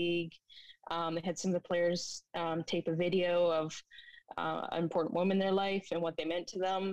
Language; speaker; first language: English; native; English